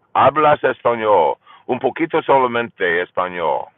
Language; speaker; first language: Spanish; non-native, learner; English